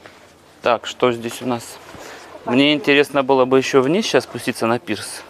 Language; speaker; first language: Russian; native; Russian